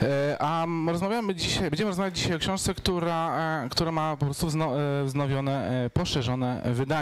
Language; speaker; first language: Polish; native; Polish